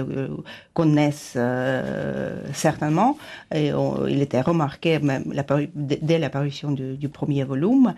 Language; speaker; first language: French; non-native, fluent; Ukrainian